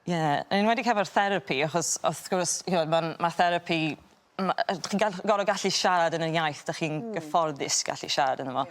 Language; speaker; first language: Welsh; native; Welsh